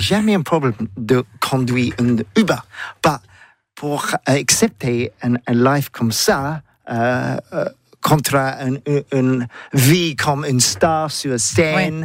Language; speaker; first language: French; non-native, learner; English